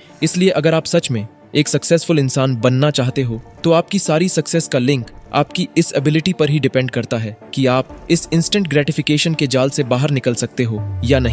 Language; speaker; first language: Hindi; native; Hindi